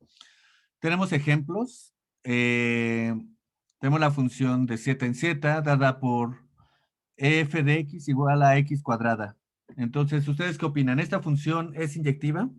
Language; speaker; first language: Spanish; native; Spanish